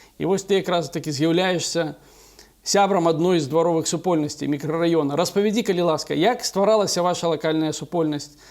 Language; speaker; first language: Belarusian; non-native, local second language; Russian